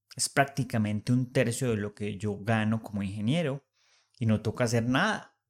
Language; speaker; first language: Spanish; native; Spanish